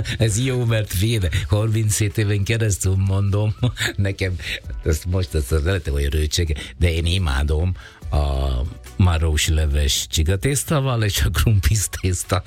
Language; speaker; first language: Hungarian; non-native, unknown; Italian